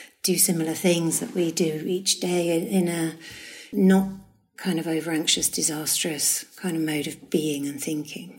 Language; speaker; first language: English; native; English